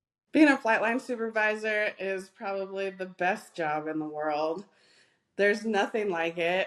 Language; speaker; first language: English; native; English